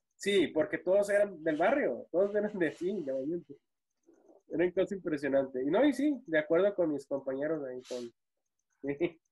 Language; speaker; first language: Spanish; native; Spanish